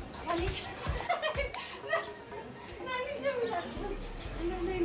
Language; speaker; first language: German; native; German